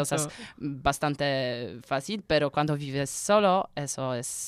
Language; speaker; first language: Spanish; non-native, learner; Polish